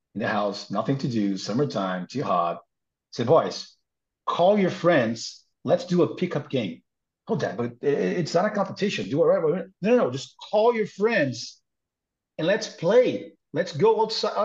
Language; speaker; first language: English; non-native, fluent; Portuguese